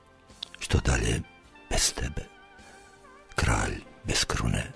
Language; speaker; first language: Serbian; native; Serbian